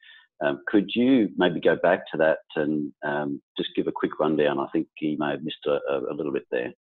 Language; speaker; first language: English; native; English